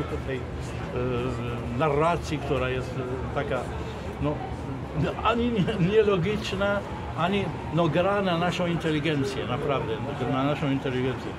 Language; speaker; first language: Polish; non-native, fluent; Arabic